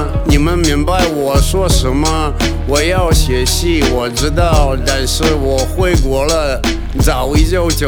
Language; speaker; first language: Chinese; non-native, learner; Russian